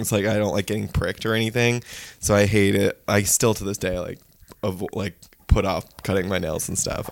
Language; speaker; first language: English; native; English